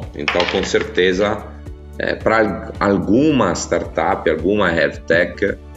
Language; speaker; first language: Portuguese; non-native, fluent; Italian